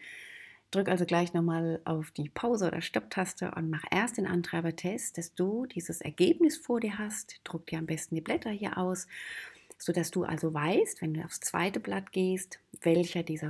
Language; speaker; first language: German; native; German